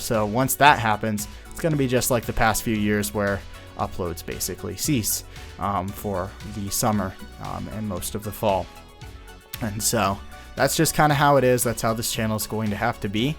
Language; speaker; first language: English; native; English